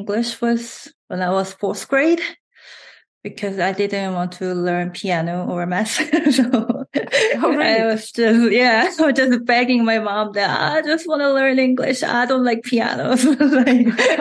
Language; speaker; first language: English; non-native, fluent; Korean